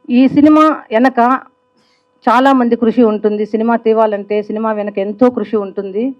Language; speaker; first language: Telugu; native; Telugu